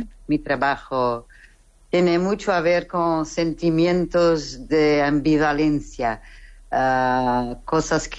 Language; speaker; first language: Spanish; non-native, fluent; Portuguese